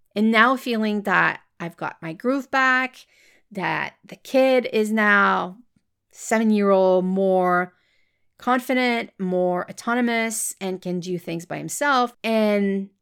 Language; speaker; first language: English; non-native, fluent; French